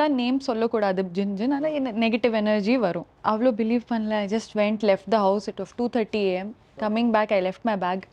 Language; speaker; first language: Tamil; early bilingual, heritage; Tamil